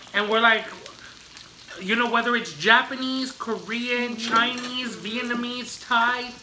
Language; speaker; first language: English; early bilingual, other home language; Spanish